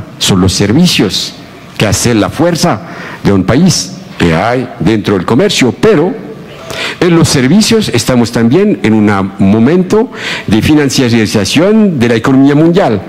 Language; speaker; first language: Spanish; non-native, fluent; Arabic